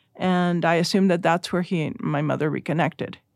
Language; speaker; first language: English; early bilingual, other home language; Spanish